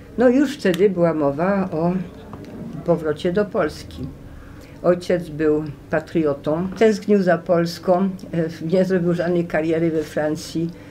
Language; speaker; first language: Polish; early bilingual, heritage; Polish